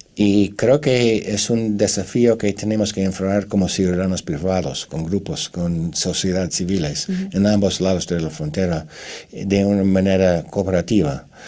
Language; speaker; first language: Spanish; non-native, fluent; English